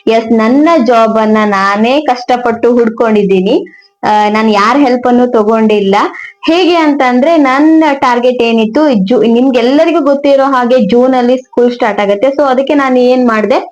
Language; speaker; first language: Kannada; native; Kannada